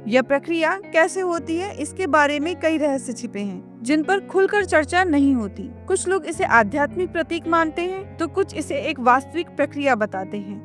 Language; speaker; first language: Hindi; native; Hindi